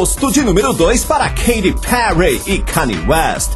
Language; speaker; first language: Portuguese; native; Portuguese